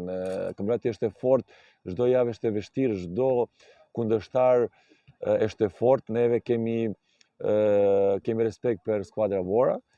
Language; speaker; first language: Albanian; non-native, learner; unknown